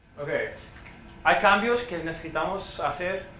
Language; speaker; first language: Spanish; non-native, fluent; English